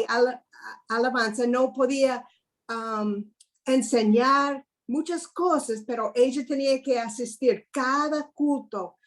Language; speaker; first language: Spanish; non-native, fluent; English